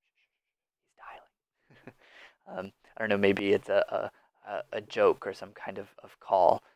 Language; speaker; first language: English; native; English